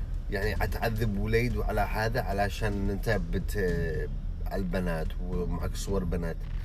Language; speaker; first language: Arabic; early bilingual, heritage; Arabic